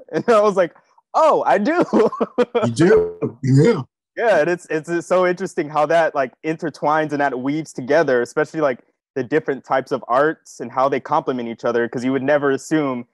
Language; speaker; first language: English; native; English